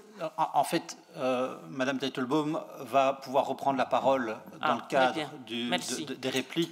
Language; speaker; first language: French; native; French